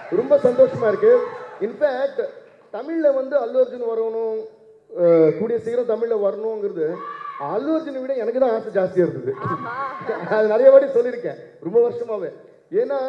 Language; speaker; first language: Tamil; non-native, local second language; Telugu